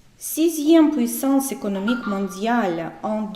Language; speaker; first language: French; non-native, fluent; Russian